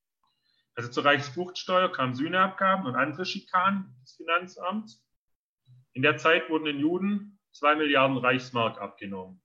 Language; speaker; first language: German; native; German